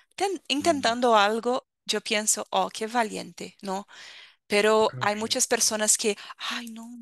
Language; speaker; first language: Spanish; non-native, fluent; Portuguese